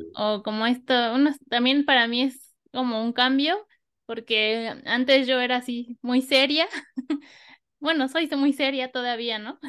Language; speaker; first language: Spanish; native; Spanish